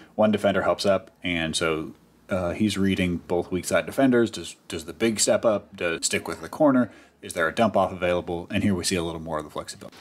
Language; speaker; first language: English; native; English